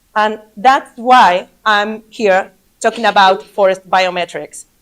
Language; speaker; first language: English; non-native, fluent; Basque